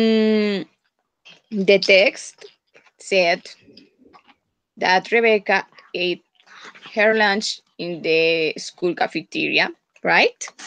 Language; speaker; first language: English; non-native, fluent; Spanish